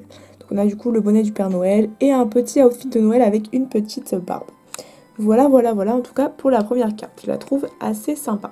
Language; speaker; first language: French; native; French